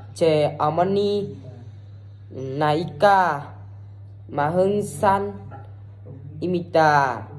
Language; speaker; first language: Korean; non-native, learner; Vietnamese